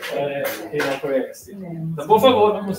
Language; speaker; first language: Portuguese; non-native, fluent; Swedish